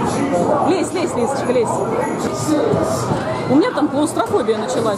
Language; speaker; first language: Russian; native; Russian